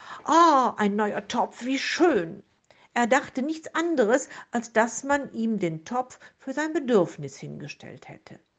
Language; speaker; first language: German; native; German